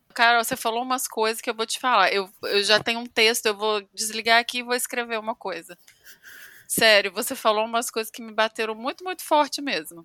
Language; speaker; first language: Portuguese; native; Portuguese